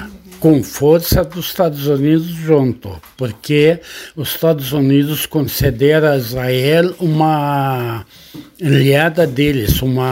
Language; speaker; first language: Portuguese; non-native, learner; Arabic